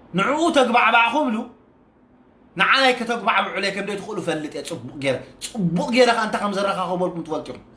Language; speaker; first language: Tigrinya; native; Tigrinya